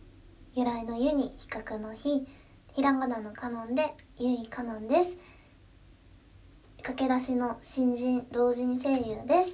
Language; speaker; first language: Japanese; native; Japanese